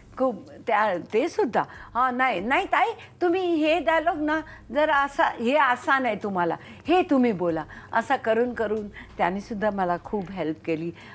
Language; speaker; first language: Marathi; non-native, local second language; Hindi